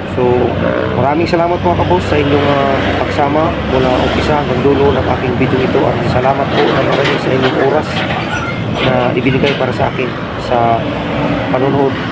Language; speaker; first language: Filipino; native; Filipino